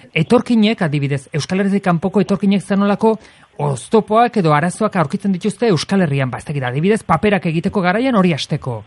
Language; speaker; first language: Basque; native; Basque